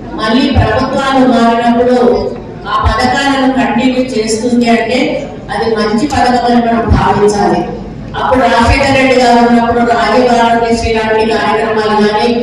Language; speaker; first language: Telugu; native; Telugu